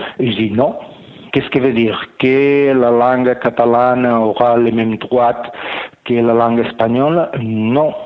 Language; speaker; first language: French; non-native, learner; Catalan